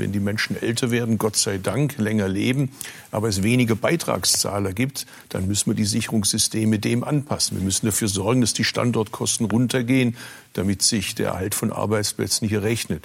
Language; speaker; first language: German; early bilingual, other home language; Turkish